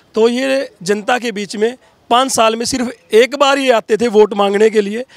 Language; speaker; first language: Hindi; native; Hindi